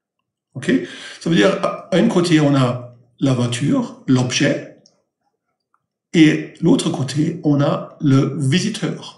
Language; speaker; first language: French; non-native, fluent; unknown